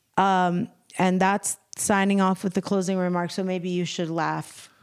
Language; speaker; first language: English; native; English